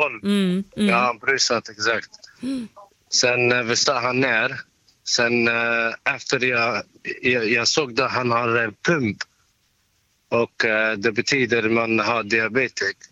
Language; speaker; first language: Swedish; non-native, learner; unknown